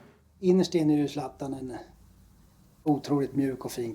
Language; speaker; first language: Swedish; native; Swedish